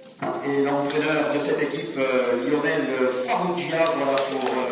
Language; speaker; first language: French; native; French